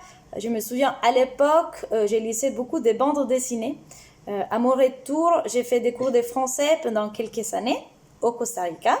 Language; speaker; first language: French; non-native, fluent; Spanish